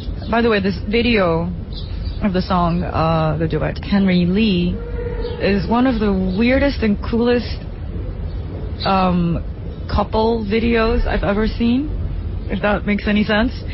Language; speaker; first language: English; early bilingual, other home language; Japanese